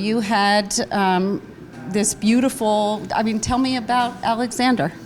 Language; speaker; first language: English; native; English